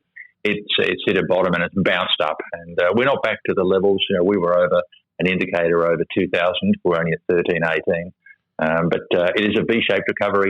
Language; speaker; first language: English; native; English